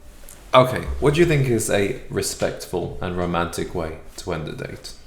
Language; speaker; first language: English; native; English